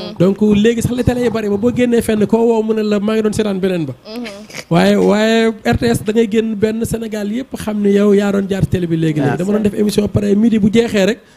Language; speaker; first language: Wolof; non-native, local second language; Fula